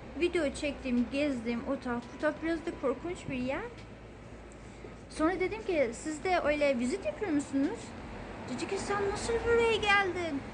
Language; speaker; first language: Turkish; non-native, fluent; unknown